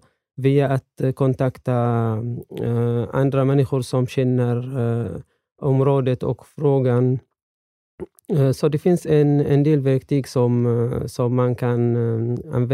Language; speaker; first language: Swedish; non-native, fluent; Arabic